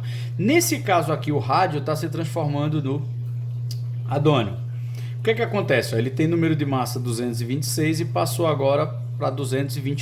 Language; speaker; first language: Portuguese; native; Portuguese